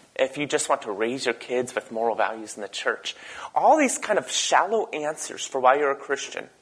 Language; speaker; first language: English; native; English